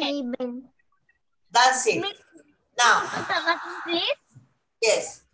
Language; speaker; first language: English; non-native, learner; Spanish